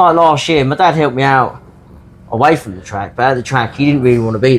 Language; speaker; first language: English; native; English